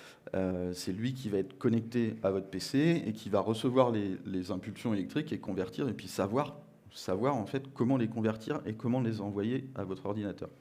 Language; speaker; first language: French; native; French